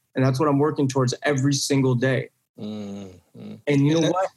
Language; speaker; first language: English; native; English